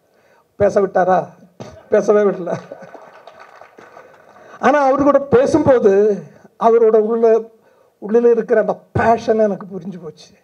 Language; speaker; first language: Tamil; non-native, fluent; Malayalam